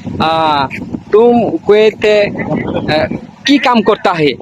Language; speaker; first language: Hindi; non-native, learner; Bangla